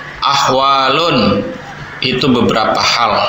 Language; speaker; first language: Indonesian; native; Indonesian